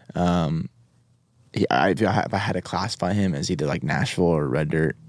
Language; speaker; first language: English; native; English